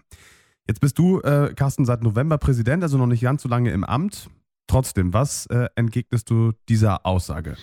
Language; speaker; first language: German; native; German